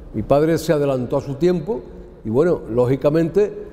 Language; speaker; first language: Spanish; native; Spanish